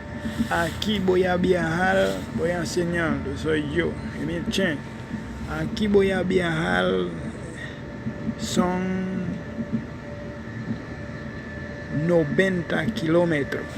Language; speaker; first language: Spanish; non-native, fluent; Haitian Creole